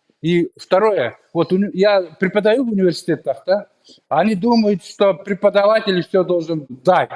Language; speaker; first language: Russian; non-native, local second language; Kyrgyz